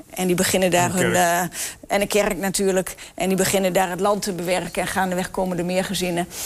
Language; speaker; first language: Dutch; native; Dutch